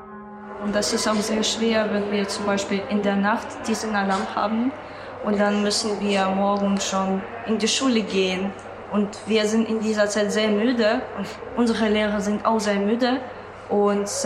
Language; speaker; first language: German; non-native, learner; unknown